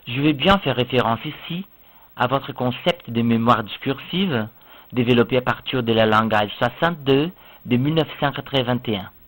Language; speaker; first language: French; non-native, fluent; Portuguese